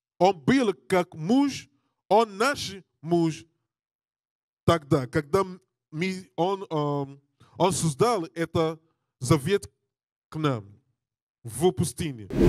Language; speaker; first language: Russian; non-native, learner; English